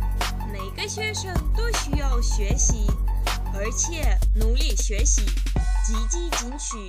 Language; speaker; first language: Chinese; non-native, learner; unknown